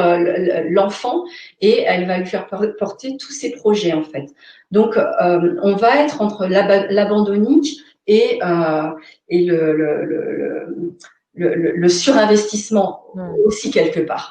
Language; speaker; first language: French; native; French